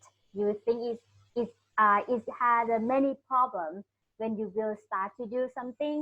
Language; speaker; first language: English; non-native, learner; Thai